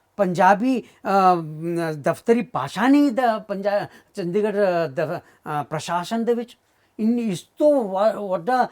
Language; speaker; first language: Punjabi; non-native, fluent; Marathi